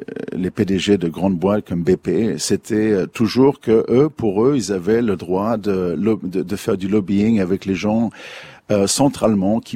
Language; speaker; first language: French; early bilingual, other home language; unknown